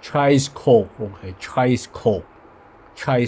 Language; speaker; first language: English; non-native, learner; Cantonese